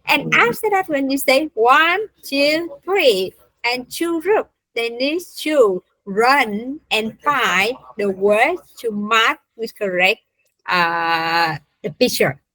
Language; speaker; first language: English; non-native, fluent; Vietnamese